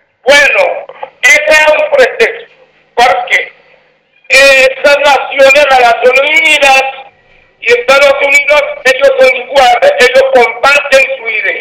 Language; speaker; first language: Spanish; non-native, fluent; Haitian Creole